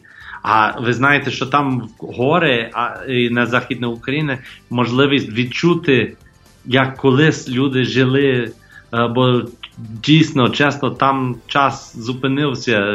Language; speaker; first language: Ukrainian; non-native, fluent; English